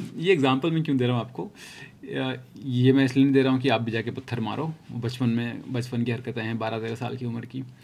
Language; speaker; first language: Hindi; native; Hindi